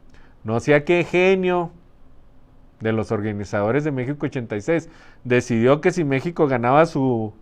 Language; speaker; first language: Spanish; native; Spanish